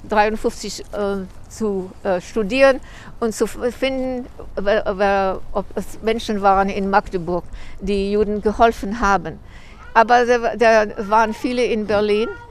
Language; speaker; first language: German; early bilingual, heritage; German